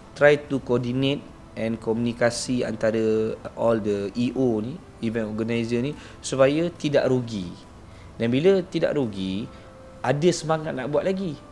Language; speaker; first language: Malay; native; Malay